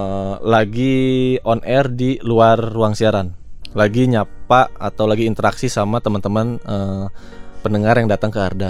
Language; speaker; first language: Indonesian; native; Indonesian